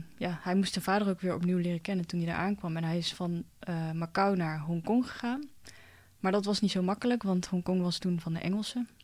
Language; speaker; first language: Dutch; early bilingual, other home language; Chinese